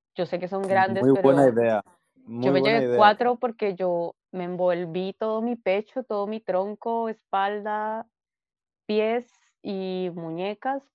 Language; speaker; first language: Spanish; native; Spanish